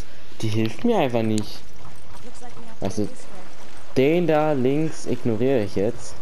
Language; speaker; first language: German; native; German